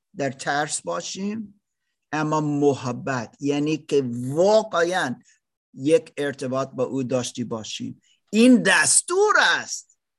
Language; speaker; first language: Persian; non-native, learner; German